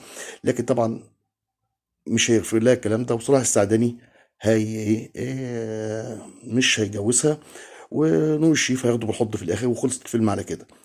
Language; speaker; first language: Arabic; native; Arabic